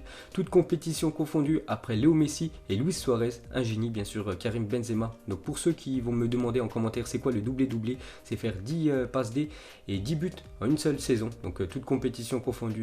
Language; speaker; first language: French; native; French